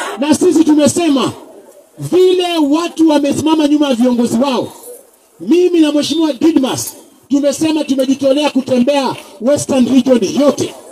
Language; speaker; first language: Swahili; non-native, local second language; Luyia